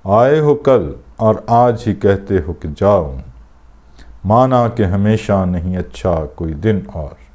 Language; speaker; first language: Urdu; non-native, local second language; Pashto